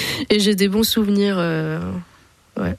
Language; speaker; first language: French; native; French